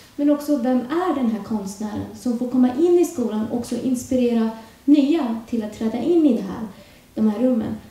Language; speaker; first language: Swedish; early bilingual, other home language; Urdu